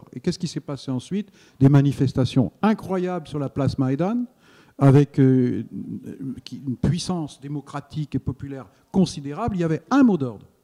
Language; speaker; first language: French; native; French